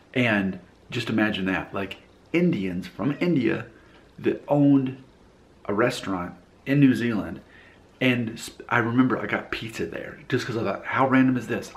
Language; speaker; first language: English; native; English